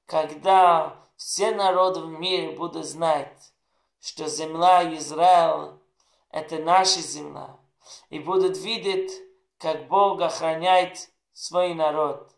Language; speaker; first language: Russian; non-native, learner; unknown